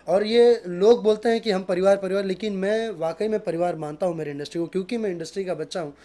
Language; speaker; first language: Hindi; native; Hindi